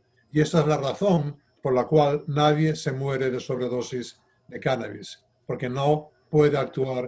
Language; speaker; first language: Spanish; native; Spanish